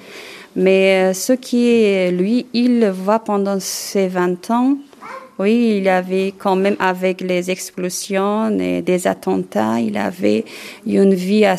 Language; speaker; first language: French; non-native, learner; Persian